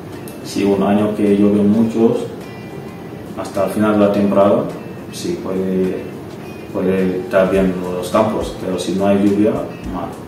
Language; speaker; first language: Spanish; non-native, learner; Wolof